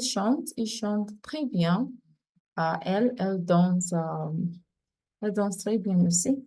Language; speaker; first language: French; non-native, fluent; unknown